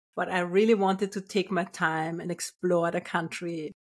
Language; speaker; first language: English; non-native, fluent; German